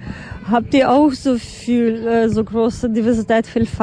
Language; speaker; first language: German; non-native, fluent; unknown